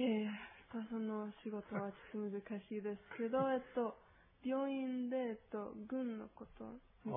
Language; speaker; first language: Japanese; non-native, learner; Spanish